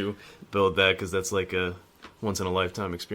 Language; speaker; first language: English; native; English